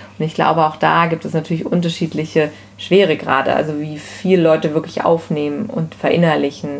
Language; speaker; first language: German; native; German